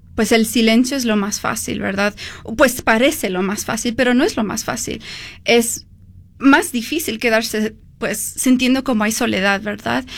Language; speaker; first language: Spanish; early bilingual, heritage; Spanish